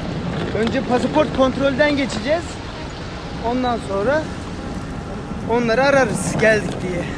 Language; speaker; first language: Turkish; native; Turkish